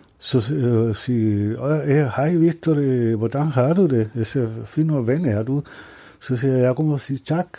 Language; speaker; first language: Danish; non-native, learner; Spanish